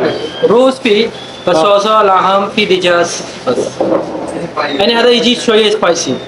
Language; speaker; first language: Arabic; non-native, learner; Bangla